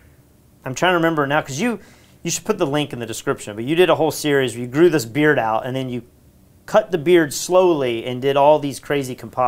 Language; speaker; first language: English; native; English